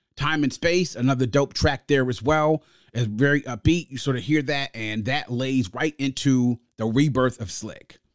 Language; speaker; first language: English; native; English